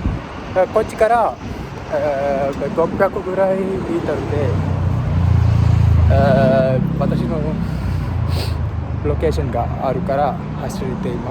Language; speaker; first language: Japanese; non-native, learner; Sinhala